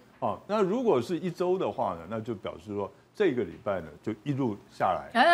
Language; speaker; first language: Chinese; native; Chinese